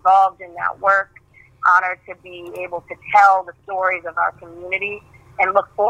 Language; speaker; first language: English; native; English